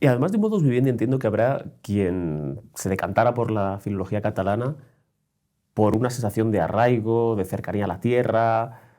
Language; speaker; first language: Spanish; native; Spanish